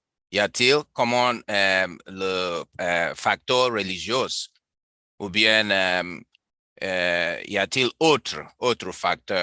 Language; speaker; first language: French; non-native, learner; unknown